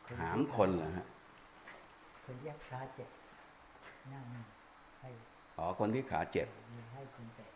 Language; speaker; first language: Thai; native; Thai